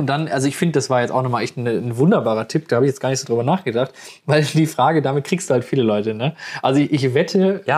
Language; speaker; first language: German; native; German